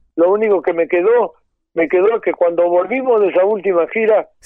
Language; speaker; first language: Spanish; native; Spanish